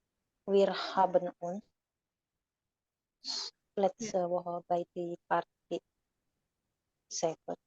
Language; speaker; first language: German; non-native, learner; Indonesian